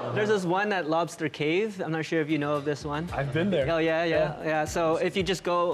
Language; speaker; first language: English; native; English